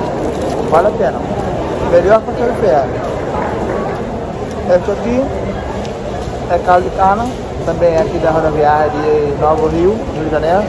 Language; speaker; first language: Portuguese; non-native, learner; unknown